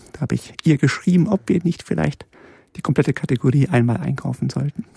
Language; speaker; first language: German; early bilingual, other home language; Polish